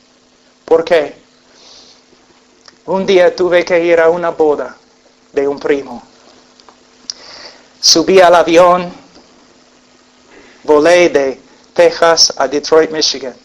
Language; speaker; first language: Spanish; non-native, fluent; English